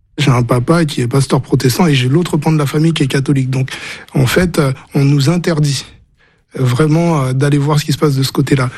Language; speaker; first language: French; early bilingual, other home language; Haitian Creole